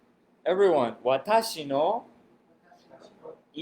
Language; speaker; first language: Japanese; non-native, fluent; English